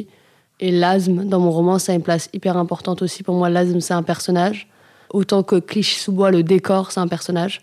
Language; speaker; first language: French; native; French